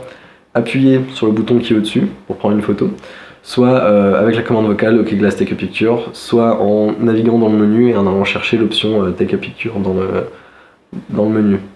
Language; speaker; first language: French; native; French